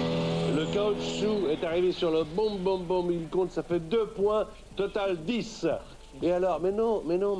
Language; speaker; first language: French; native; French